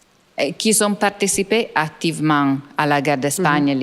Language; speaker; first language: French; non-native, fluent; Italian